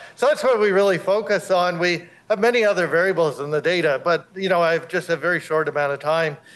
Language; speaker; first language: English; native; English